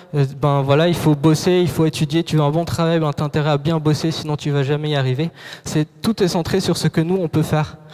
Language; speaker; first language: French; native; French